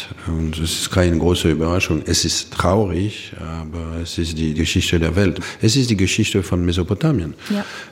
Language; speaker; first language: German; non-native, fluent; French